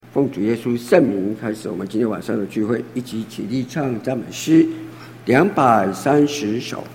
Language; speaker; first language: Chinese; native; Chinese